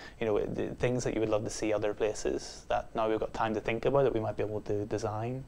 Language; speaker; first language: English; native; English